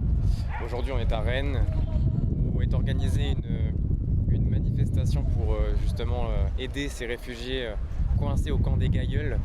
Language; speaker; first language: French; native; French